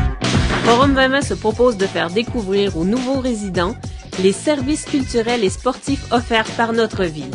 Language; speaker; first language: French; native; French